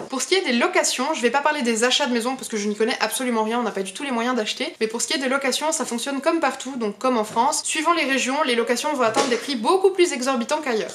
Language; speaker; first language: French; early bilingual, other home language; Hebrew